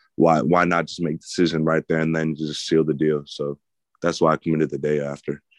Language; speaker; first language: English; native; English